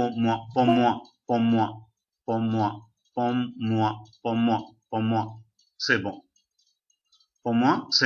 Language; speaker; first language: French; non-native, fluent; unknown